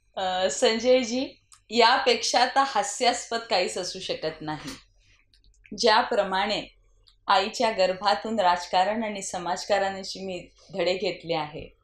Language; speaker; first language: Marathi; native; Marathi